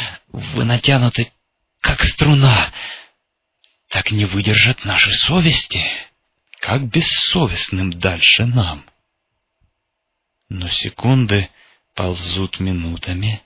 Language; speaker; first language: Russian; native; Russian